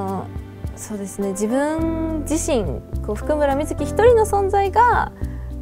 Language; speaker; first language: Japanese; native; Japanese